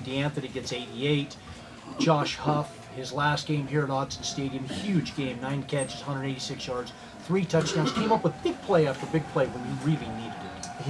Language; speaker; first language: English; native; English